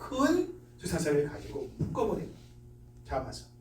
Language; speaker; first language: Korean; native; Korean